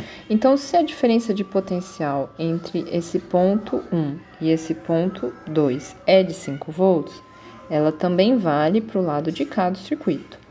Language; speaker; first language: Portuguese; native; Portuguese